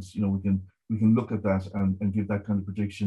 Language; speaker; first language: English; native; English